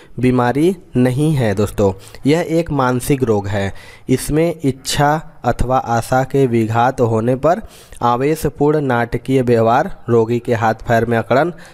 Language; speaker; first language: Hindi; native; Hindi